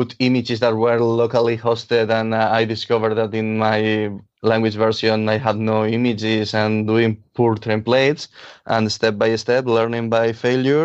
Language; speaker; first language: English; non-native, fluent; Catalan